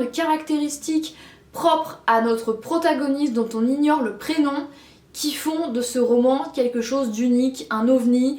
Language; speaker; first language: French; native; French